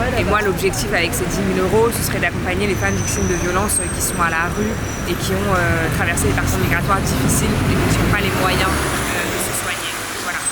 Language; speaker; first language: French; native; French